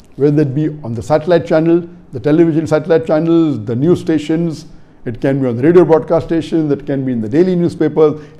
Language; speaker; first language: English; non-native, local second language; Urdu